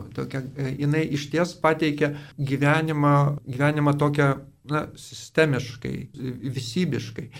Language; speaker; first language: Lithuanian; native; Lithuanian